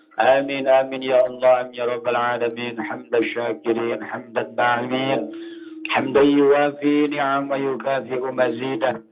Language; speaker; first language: Arabic; non-native, fluent; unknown